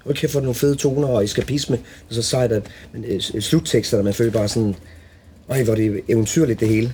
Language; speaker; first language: Danish; early bilingual, other home language; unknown